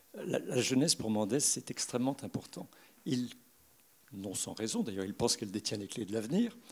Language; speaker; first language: French; native; French